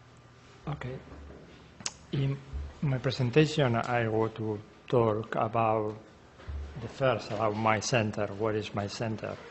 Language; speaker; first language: English; non-native, learner; Spanish